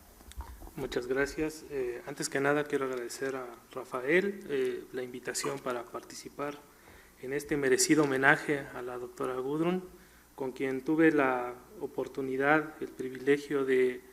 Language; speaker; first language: Spanish; native; Spanish